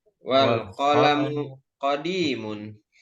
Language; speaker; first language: Arabic; non-native, learner; Indonesian